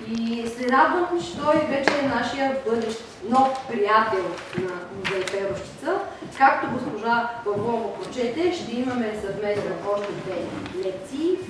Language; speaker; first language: Bulgarian; native; Bulgarian